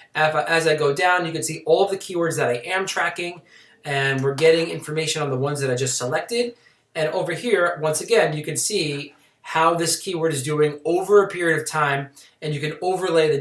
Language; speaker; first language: English; native; English